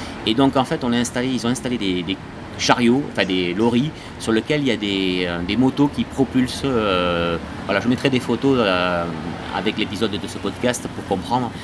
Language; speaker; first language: French; native; French